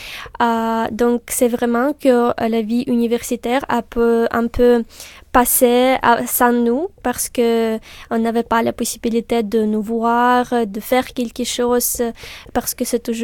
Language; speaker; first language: French; non-native, fluent; Ukrainian